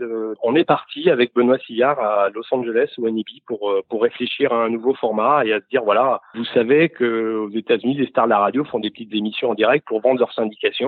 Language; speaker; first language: French; native; French